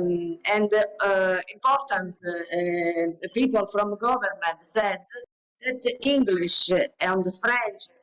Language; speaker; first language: English; non-native, learner; Italian